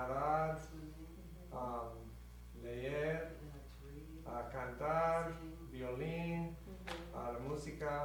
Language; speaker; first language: Spanish; non-native, learner; English